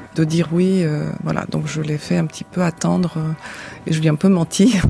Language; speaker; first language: French; non-native, fluent; Bulgarian